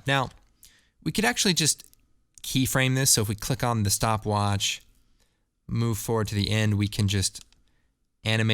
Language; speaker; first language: English; native; English